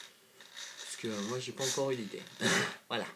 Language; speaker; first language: French; native; French